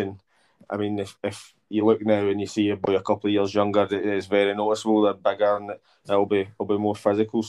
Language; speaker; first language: English; native; English